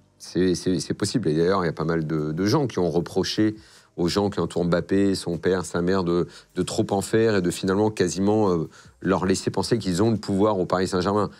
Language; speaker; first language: French; native; French